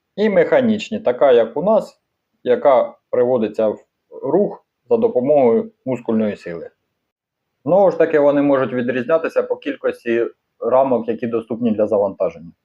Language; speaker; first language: Ukrainian; native; Ukrainian